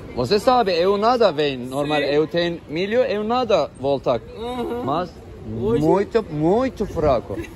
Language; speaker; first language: Portuguese; non-native, learner; Turkish